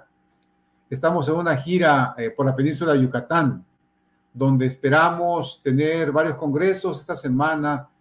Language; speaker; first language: Spanish; native; Spanish